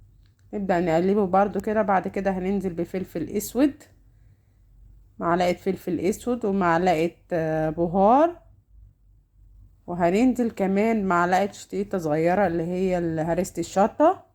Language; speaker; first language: Arabic; native; Arabic